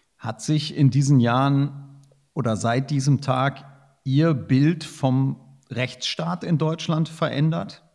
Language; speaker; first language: German; native; German